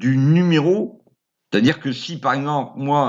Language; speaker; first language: French; native; French